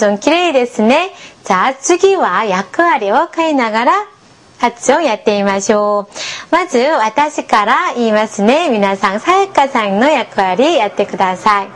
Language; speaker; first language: Japanese; non-native, fluent; Korean